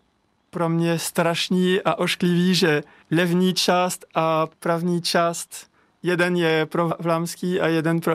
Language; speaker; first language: Czech; non-native, learner; French